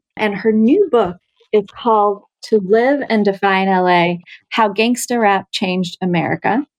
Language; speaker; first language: English; native; English